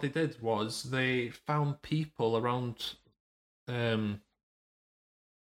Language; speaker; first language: English; native; English